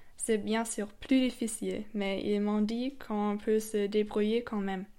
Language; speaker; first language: French; non-native, fluent; German